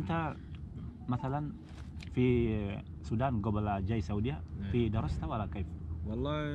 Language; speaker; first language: Arabic; non-native, learner; Indonesian